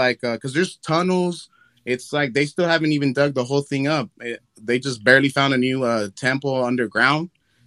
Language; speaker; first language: English; early bilingual, other home language; Spanish